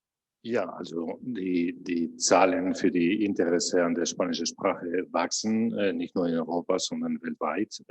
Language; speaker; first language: German; non-native, fluent; Spanish